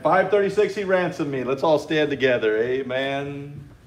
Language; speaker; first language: English; native; English